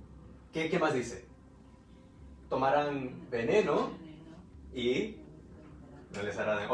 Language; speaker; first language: Spanish; early bilingual, heritage; Spanish